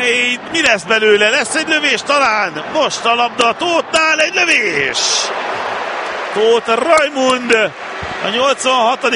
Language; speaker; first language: Hungarian; native; Hungarian